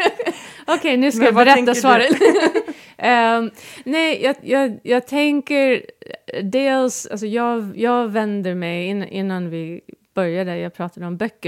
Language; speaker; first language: Swedish; non-native, fluent; English